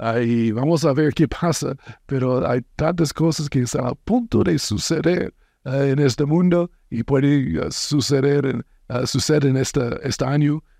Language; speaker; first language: Spanish; non-native, fluent; English